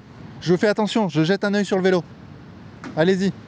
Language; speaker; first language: French; native; French